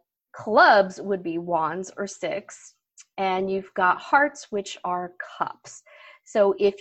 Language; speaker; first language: English; native; English